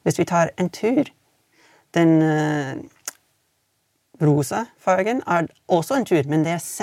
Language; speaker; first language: Swedish; non-native, fluent; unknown